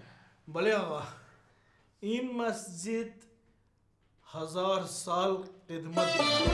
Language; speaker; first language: Persian; non-native, learner; Urdu